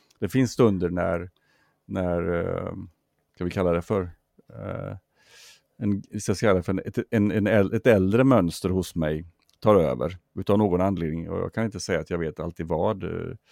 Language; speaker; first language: Swedish; native; Swedish